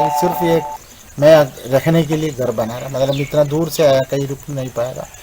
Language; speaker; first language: Hindi; non-native, local second language; Malayalam